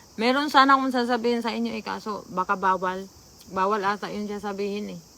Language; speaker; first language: Filipino; non-native, local second language; Cebuano